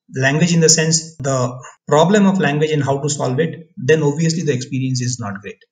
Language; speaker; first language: English; non-native, local second language; Odia